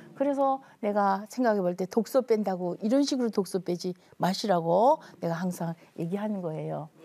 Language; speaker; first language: Korean; native; Korean